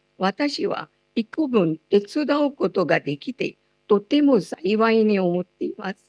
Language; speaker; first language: Japanese; non-native, fluent; Marathi